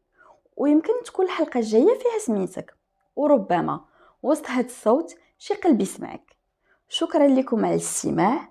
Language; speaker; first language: Arabic; native; Arabic